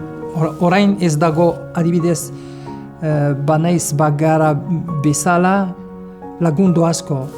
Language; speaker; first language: Basque; non-native, learner; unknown